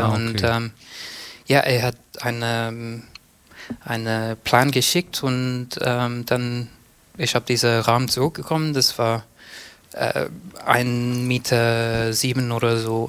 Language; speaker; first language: German; non-native, learner; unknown